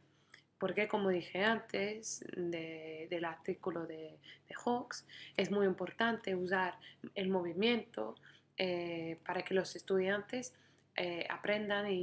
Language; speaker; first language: Spanish; non-native, fluent; English